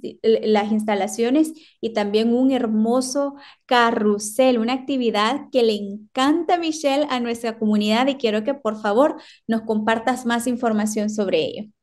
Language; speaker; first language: Spanish; native; Spanish